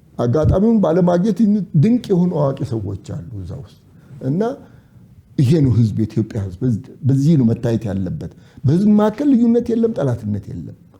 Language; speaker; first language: Amharic; non-native, local second language; Sidamo